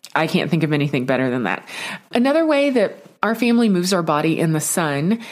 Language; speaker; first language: English; native; English